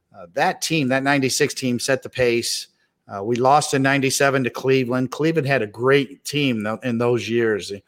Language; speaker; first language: English; native; English